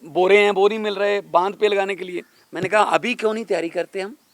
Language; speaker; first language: Hindi; non-native, local second language; Punjabi